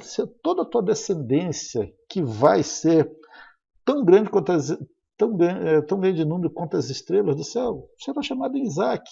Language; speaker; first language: Portuguese; native; Portuguese